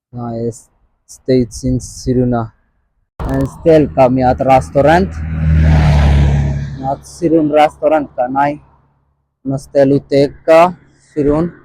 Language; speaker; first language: Armenian; non-native, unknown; Hindi